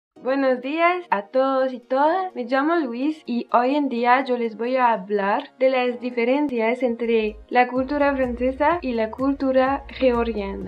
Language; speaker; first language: Spanish; non-native, learner; French